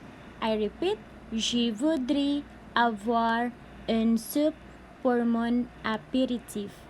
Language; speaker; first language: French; non-native, learner; Cebuano